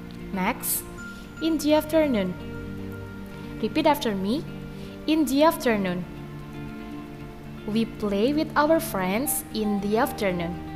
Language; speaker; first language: English; non-native, fluent; Indonesian